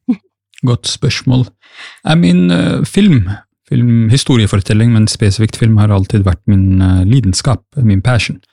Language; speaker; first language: Norwegian; early bilingual, other home language; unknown